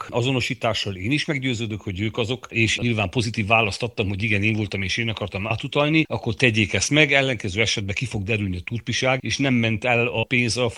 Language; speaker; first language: Hungarian; native; Hungarian